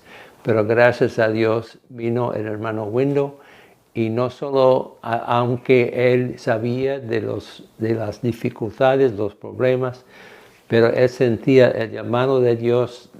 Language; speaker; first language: Spanish; non-native, fluent; English